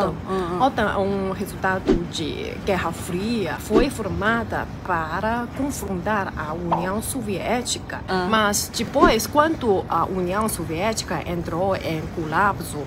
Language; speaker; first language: Portuguese; non-native, fluent; Chinese